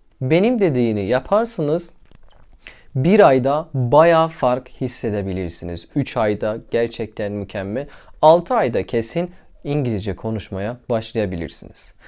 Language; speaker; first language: Turkish; non-native, learner; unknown